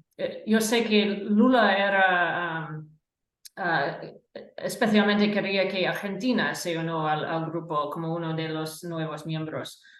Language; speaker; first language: Spanish; non-native, fluent; English